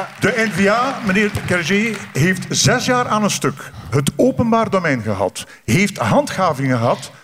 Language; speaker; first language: Dutch; native; Dutch